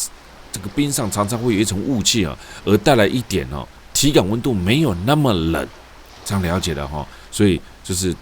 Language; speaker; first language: Chinese; native; Chinese